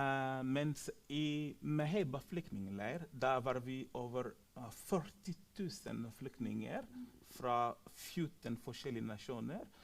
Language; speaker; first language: Norwegian; non-native, fluent; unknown